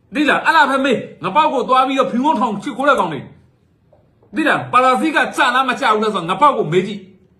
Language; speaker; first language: Burmese; native; Burmese